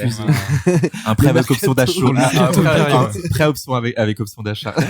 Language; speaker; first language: French; native; French